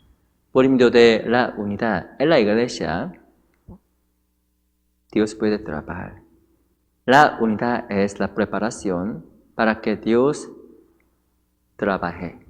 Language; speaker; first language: Spanish; non-native, fluent; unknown